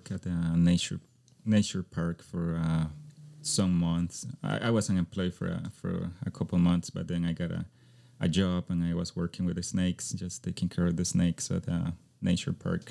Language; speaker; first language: English; non-native, fluent; Spanish